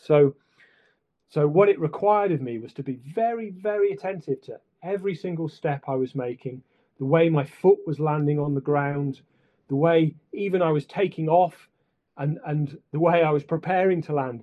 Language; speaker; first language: English; native; English